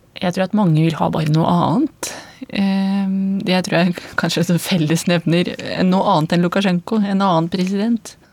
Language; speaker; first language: Norwegian; non-native, fluent; Russian